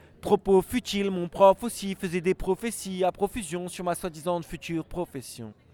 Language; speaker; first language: French; native; French